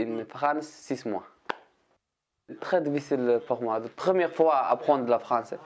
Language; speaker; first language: French; non-native, learner; Tigrinya